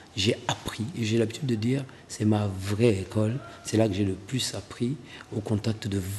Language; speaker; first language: French; non-native, local second language; Wolof